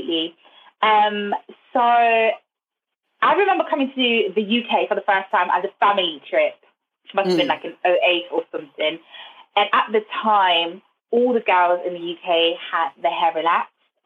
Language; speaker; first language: English; non-native, fluent; German